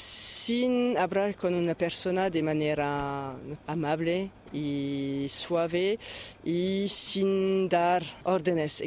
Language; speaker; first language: Spanish; non-native, fluent; French